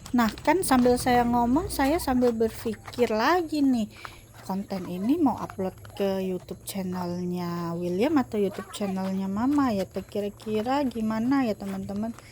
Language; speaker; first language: Indonesian; non-native, local second language; Hakka Chinese